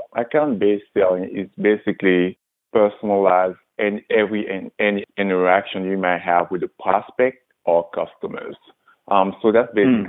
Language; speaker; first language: English; non-native, local second language; French